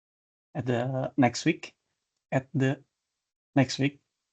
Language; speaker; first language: English; non-native, learner; Indonesian